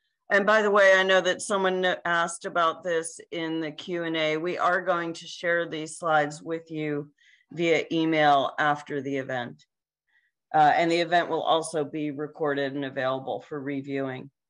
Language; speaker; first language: English; native; English